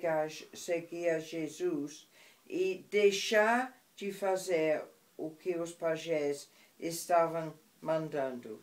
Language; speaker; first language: Portuguese; non-native, fluent; English